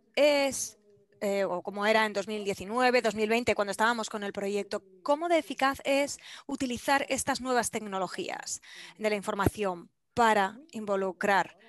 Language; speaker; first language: Spanish; non-native, fluent; Polish